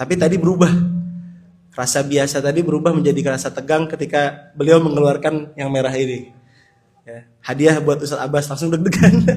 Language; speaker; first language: Indonesian; native; Indonesian